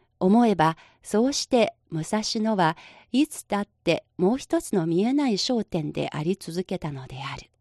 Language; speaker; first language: Japanese; non-native, fluent; Chinese